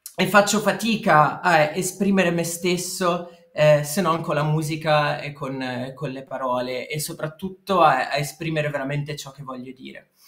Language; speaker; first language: Italian; native; Italian